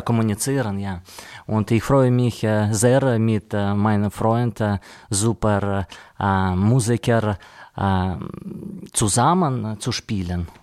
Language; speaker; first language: German; non-native, learner; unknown